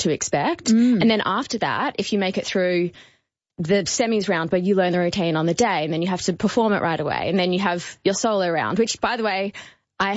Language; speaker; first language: English; native; English